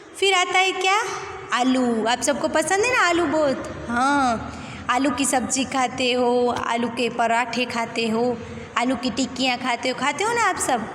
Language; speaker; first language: Hindi; non-native, local second language; Gujarati